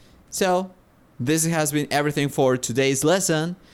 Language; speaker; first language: English; non-native, fluent; Spanish